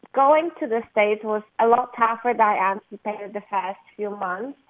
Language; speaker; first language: English; non-native, fluent; Polish